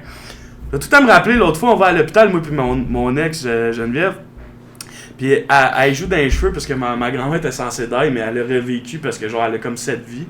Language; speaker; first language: French; native; French